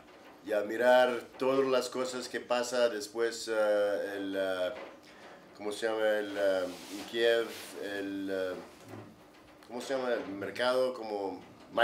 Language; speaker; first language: Spanish; non-native, learner; English